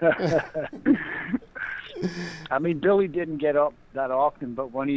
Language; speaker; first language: English; native; English